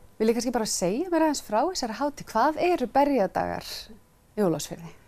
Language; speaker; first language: Icelandic; native; Icelandic